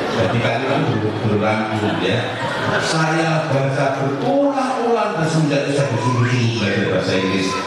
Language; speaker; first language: Indonesian; native; Indonesian